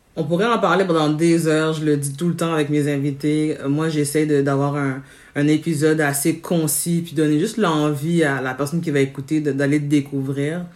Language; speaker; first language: French; native; French